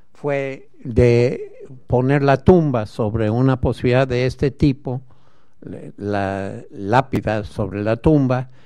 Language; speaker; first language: Spanish; non-native, fluent; English